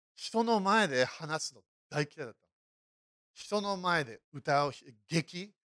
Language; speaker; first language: Japanese; non-native, fluent; English